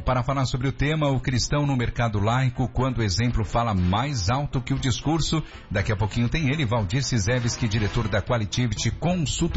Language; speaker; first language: Portuguese; native; Portuguese